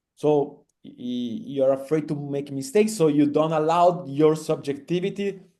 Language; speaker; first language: English; non-native, fluent; Italian